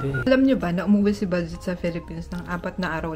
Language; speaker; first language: Filipino; native; Filipino